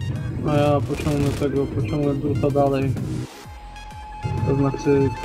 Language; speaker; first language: Polish; native; Polish